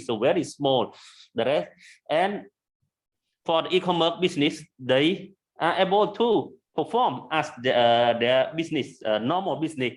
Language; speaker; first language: English; non-native, learner; Khmer